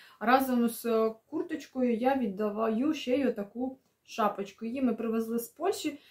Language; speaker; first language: Ukrainian; non-native, local second language; Russian